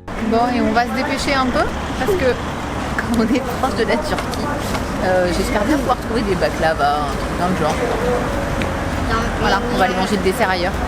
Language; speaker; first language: French; native; French